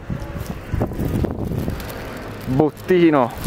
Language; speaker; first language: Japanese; non-native, fluent; Italian